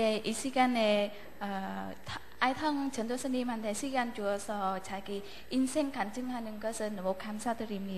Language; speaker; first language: Korean; non-native, learner; Vietnamese